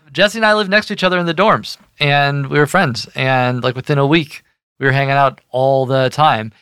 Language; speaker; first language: English; native; English